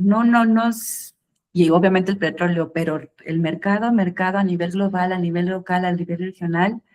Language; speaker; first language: Spanish; native; Spanish